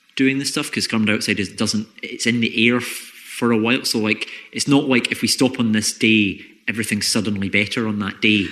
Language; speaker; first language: English; native; English